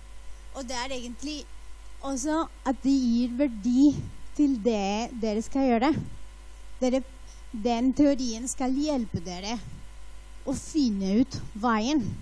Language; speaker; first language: Norwegian; non-native, fluent; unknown